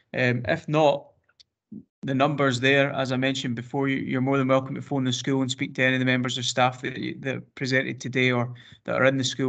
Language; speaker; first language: English; native; English